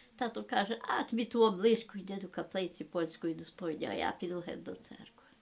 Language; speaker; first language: Ukrainian; native; Ukrainian